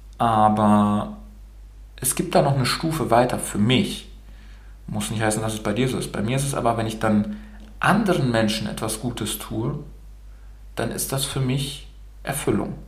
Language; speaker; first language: German; early bilingual, other home language; Romanian